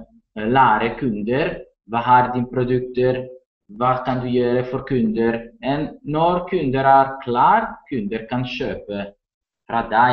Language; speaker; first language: Norwegian; non-native, learner; Italian